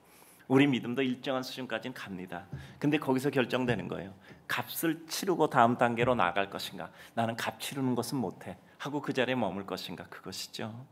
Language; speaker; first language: Korean; native; Korean